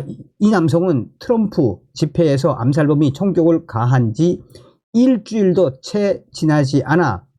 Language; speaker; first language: Korean; native; Korean